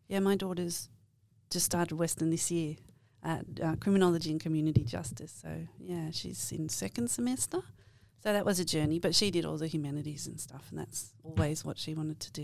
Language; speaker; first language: English; native; English